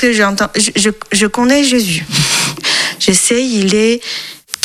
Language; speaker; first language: French; non-native, learner; Chinese